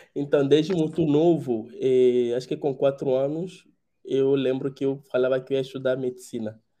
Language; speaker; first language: Portuguese; non-native, fluent; Ewe